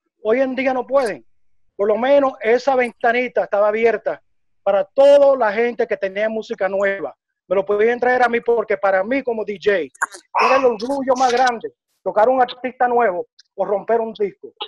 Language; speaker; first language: Spanish; early bilingual, heritage; Spanish